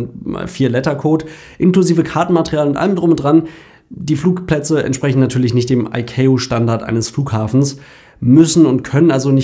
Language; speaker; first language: German; native; German